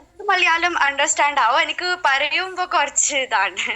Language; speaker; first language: Malayalam; early bilingual, heritage; Malayalam